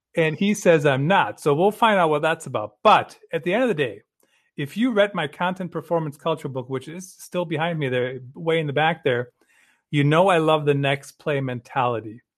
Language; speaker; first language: English; early bilingual, other home language; German